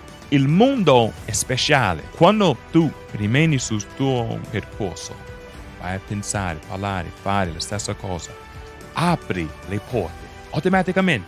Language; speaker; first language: Italian; non-native, fluent; English